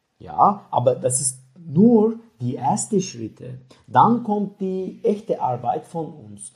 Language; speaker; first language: German; non-native, learner; Turkish